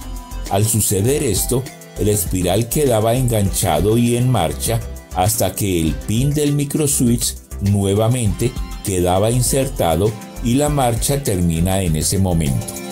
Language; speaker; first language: Spanish; native; Spanish